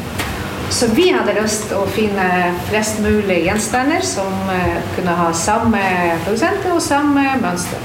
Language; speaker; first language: Norwegian; non-native, fluent; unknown